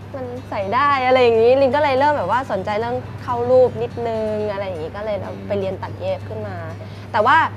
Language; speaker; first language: Thai; early bilingual, other home language; English